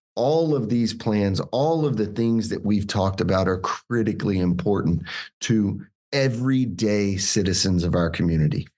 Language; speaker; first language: English; native; English